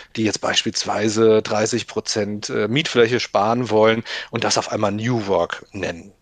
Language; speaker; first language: German; native; German